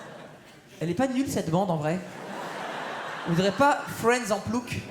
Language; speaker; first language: French; native; French